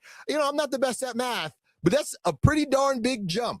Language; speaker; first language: English; native; English